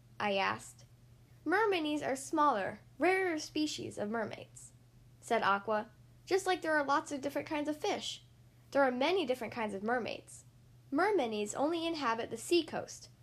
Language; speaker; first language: English; native; English